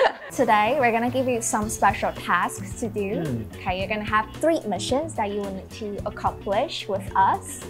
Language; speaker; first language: English; non-native, fluent; Chinese